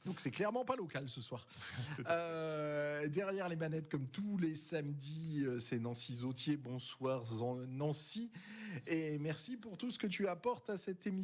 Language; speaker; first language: French; native; French